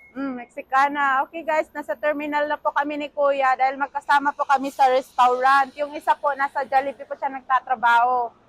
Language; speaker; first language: Filipino; native; Filipino